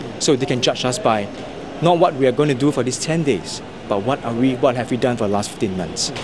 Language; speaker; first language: English; non-native, local second language; Chinese